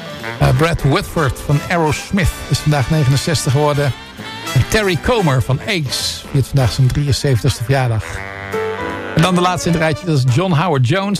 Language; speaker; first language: Dutch; native; Dutch